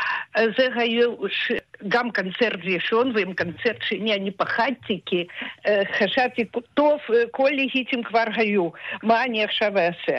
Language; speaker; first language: Hebrew; non-native, fluent; Russian